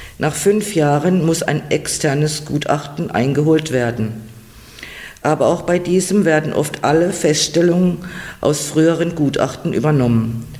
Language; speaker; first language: German; native; German